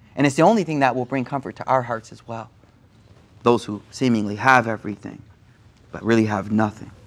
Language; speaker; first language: English; native; English